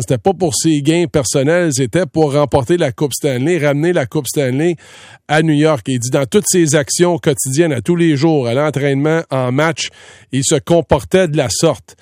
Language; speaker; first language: French; native; French